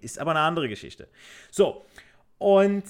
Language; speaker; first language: German; native; German